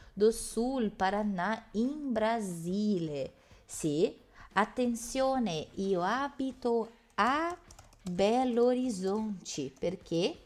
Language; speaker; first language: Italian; non-native, fluent; Portuguese